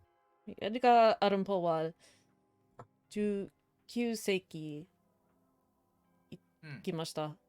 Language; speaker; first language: Japanese; non-native, learner; English